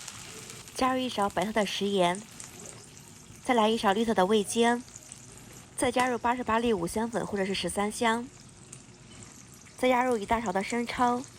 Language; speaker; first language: Chinese; native; Chinese